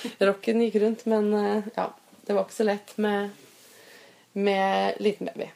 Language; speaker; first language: Norwegian; native; Norwegian